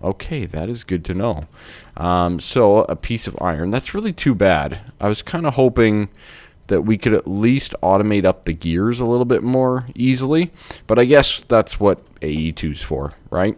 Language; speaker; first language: English; native; English